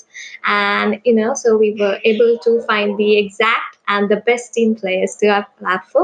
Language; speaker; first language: English; non-native, local second language; Sinhala